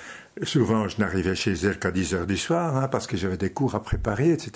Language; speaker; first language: French; non-native, local second language; Dutch